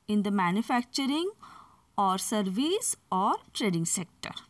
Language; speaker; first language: English; non-native, local second language; Marathi